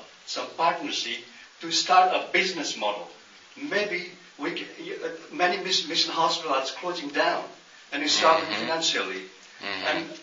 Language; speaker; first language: English; non-native, local second language; Nepali